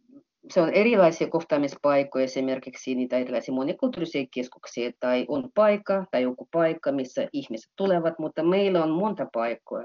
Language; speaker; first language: Finnish; non-native, fluent; Russian